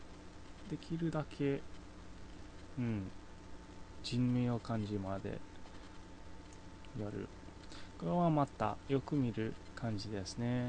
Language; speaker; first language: Japanese; non-native, fluent; English